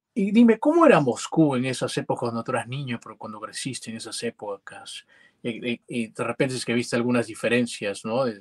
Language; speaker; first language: Spanish; native; Spanish